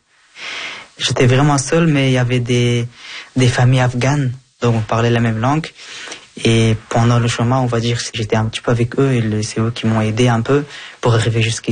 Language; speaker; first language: French; early bilingual, other home language; Persian